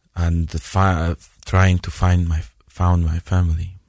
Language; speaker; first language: English; non-native, fluent; Persian